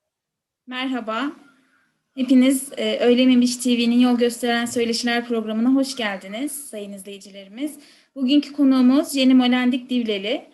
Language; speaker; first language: Turkish; native; Turkish